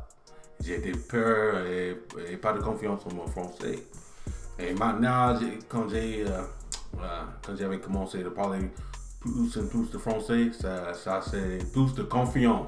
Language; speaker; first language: French; non-native, learner; English